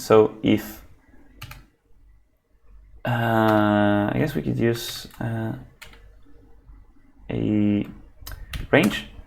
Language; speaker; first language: English; non-native, fluent; Spanish